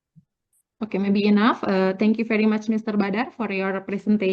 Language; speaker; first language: English; non-native, learner; Indonesian